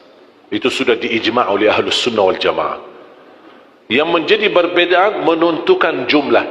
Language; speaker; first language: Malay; non-native, fluent; Arabic